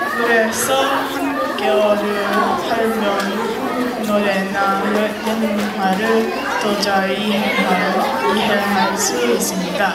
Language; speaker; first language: Korean; early bilingual, heritage; English